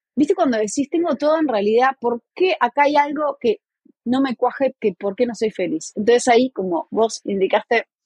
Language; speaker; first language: Spanish; native; Spanish